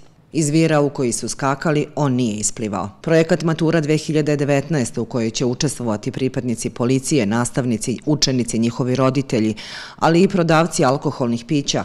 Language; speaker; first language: Serbian; native; Serbian